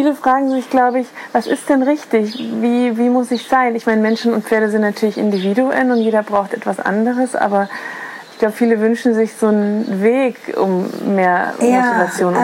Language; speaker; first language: German; native; German